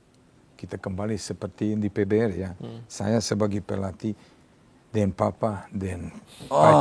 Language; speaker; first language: Indonesian; non-native, fluent; Serbian